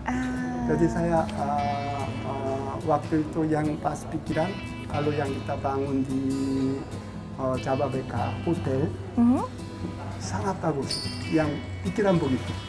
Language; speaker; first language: Indonesian; non-native, learner; Korean